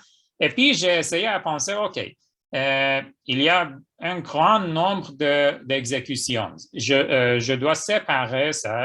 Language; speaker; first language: French; non-native, fluent; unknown